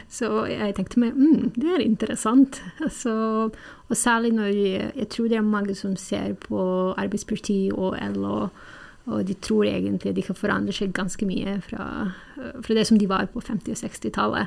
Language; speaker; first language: Norwegian; non-native, fluent; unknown